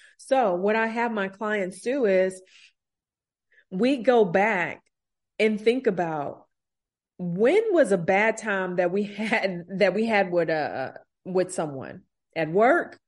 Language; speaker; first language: English; native; English